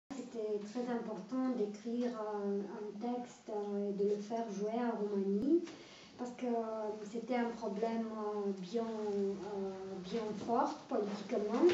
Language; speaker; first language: French; non-native, fluent; Romanian